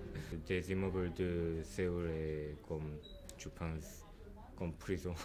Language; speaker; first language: French; non-native, learner; Korean